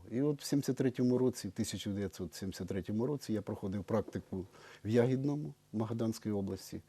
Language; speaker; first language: Ukrainian; native; Ukrainian